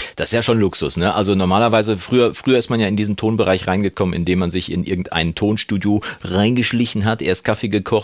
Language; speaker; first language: German; native; German